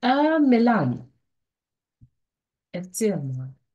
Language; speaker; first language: German; non-native, fluent; Sinhala